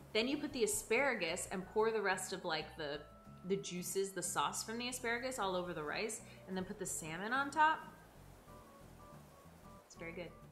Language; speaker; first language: English; native; English